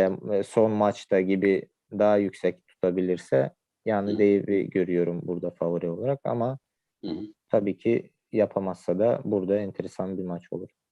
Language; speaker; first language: Turkish; non-native, fluent; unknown